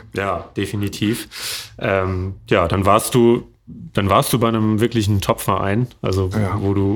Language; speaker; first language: German; native; German